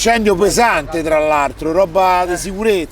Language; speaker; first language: Italian; native; Italian